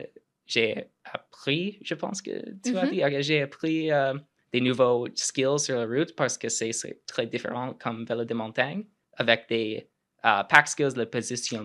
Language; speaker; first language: French; non-native, local second language; English